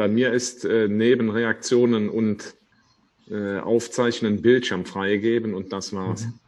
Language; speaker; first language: German; non-native, fluent; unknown